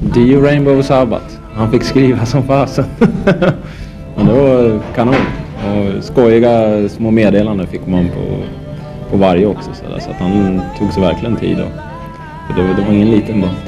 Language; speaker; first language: Swedish; native; Swedish